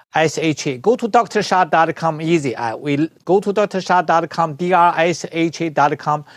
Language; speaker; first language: English; non-native, learner; Chinese